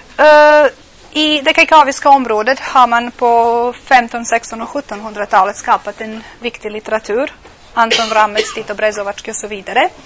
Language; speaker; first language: Swedish; non-native, fluent; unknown